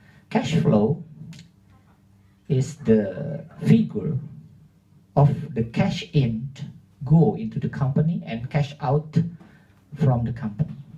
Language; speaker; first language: English; non-native, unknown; Indonesian